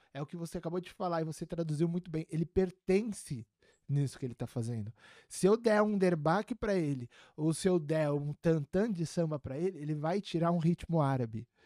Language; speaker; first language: Portuguese; native; Portuguese